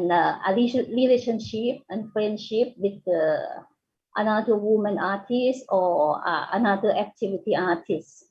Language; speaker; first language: English; non-native, fluent; Thai